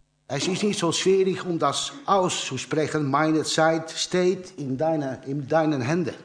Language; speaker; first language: German; non-native, learner; Dutch